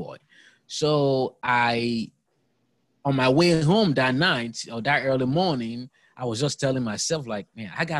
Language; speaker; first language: English; non-native, local second language; Yoruba